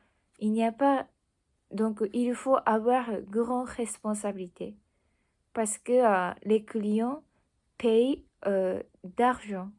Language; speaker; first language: French; non-native, learner; Japanese